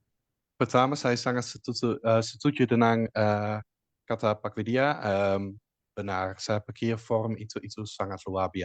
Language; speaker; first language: Indonesian; non-native, fluent; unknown